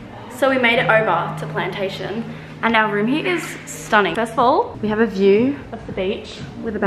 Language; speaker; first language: English; native; English